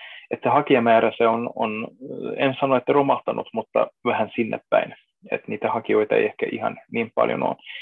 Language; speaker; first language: Finnish; non-native, fluent; Hungarian